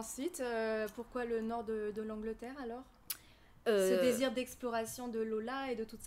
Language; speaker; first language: French; native; French